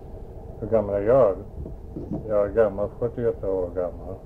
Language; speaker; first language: Swedish; early bilingual, heritage; Swedish